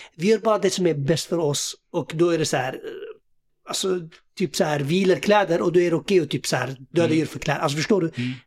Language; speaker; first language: Swedish; early bilingual, other home language; Assyrian Neo-Aramaic